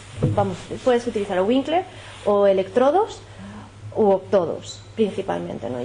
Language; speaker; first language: Spanish; native; Spanish